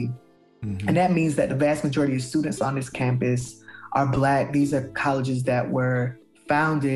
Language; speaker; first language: English; native; English